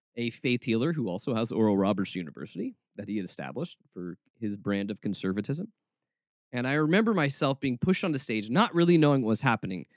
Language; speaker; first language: English; native; English